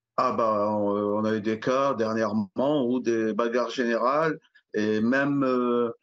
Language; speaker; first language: French; native; French